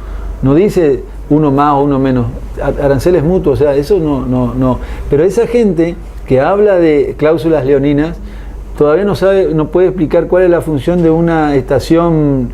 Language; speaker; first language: Spanish; native; Spanish